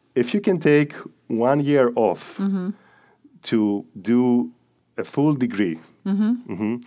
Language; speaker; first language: English; non-native, fluent; Greek